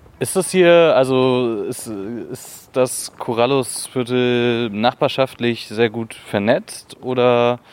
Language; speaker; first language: German; native; German